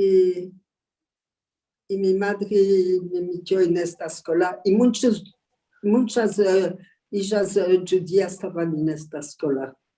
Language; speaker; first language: Spanish; early bilingual, heritage; Ladino